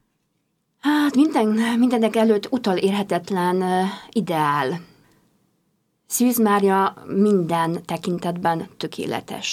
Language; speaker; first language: Hungarian; non-native, fluent; Polish